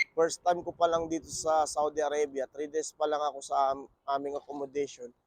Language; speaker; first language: Filipino; native; Filipino